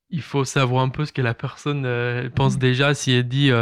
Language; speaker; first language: French; native; French